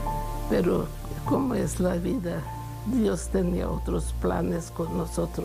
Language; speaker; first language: Spanish; non-native, fluent; Hungarian